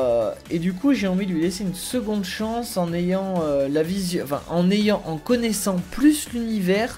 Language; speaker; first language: French; native; French